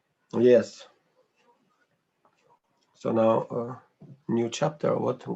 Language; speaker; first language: English; non-native, fluent; Russian